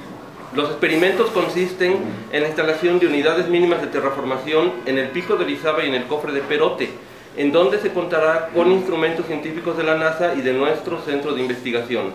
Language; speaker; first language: Spanish; native; Spanish